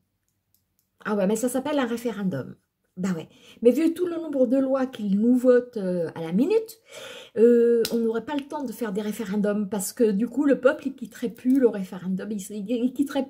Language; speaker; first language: French; native; French